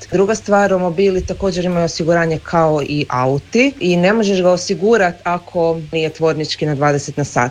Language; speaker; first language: Croatian; early bilingual, heritage; Croatian